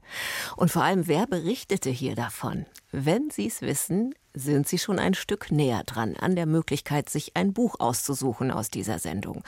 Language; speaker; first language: German; native; German